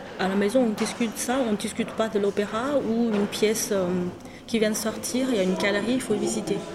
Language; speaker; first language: French; non-native, fluent; Chinese